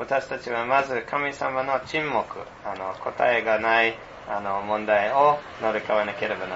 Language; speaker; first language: Japanese; non-native, fluent; English